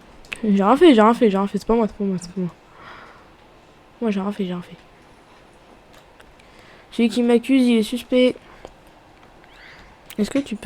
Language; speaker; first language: French; native; French